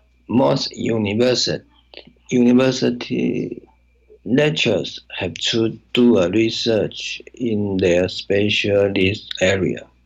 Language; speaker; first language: English; non-native, learner; Chinese